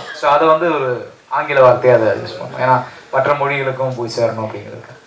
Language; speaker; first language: Tamil; native; Tamil